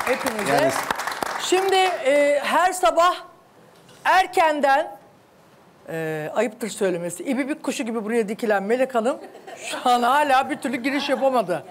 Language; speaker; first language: Turkish; native; Turkish